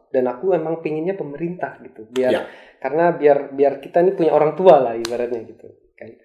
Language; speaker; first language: Indonesian; native; Indonesian